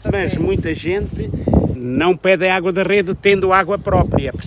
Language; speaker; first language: Portuguese; native; Portuguese